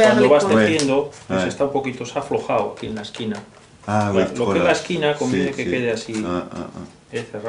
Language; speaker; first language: Spanish; native; Spanish